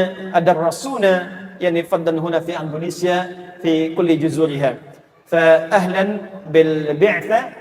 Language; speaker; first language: Arabic; non-native, fluent; Indonesian